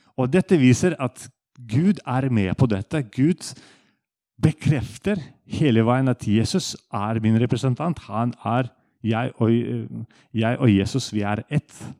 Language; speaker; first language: Norwegian; non-native, fluent; Russian